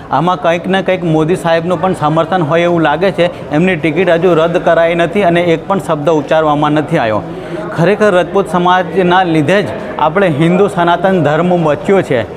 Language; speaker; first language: Gujarati; native; Gujarati